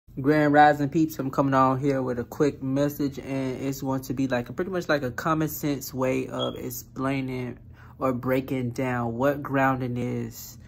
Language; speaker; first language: English; native; English